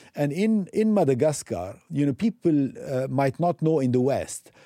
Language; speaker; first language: English; non-native, fluent; Arabic